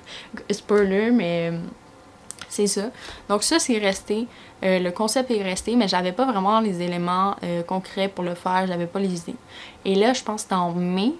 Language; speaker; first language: French; native; French